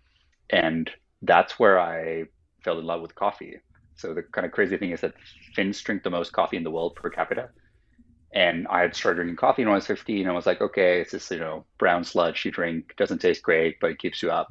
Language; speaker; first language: English; non-native, fluent; Finnish